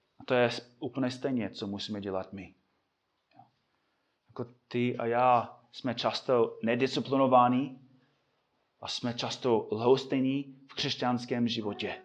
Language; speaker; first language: Czech; non-native, fluent; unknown